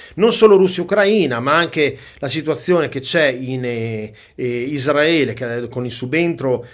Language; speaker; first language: Italian; native; Italian